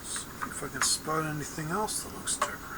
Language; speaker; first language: English; native; English